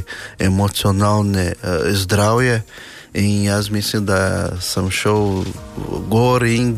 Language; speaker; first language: Slovenian; non-native, learner; Portuguese